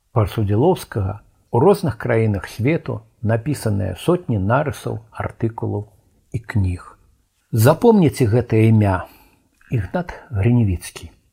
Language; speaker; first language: Belarusian; native; Belarusian